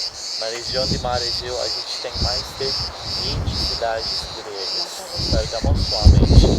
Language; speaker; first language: Portuguese; non-native, fluent; Turkish